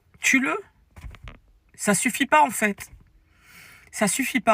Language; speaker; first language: French; native; French